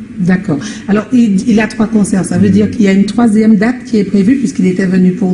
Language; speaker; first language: French; native; French